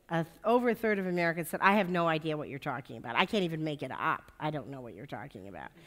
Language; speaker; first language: English; native; English